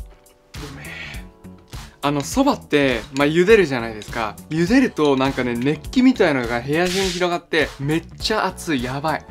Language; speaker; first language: Japanese; native; Japanese